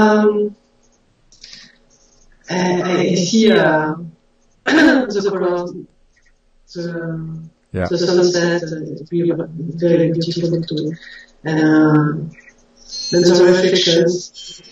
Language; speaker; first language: English; non-native, learner; French